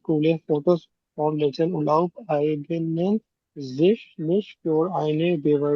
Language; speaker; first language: German; non-native, learner; Urdu